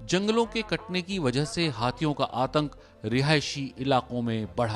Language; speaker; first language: Hindi; native; Hindi